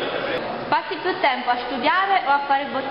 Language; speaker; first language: Italian; native; Italian